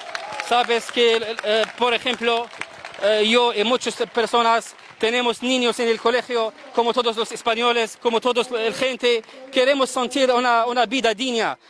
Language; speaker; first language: Spanish; non-native, learner; Arabic